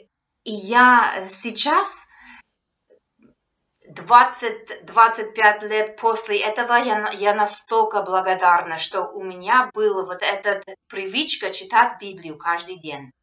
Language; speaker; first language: Russian; non-native, fluent; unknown